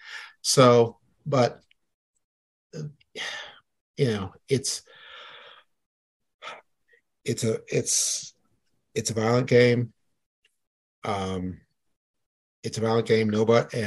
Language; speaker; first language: English; native; English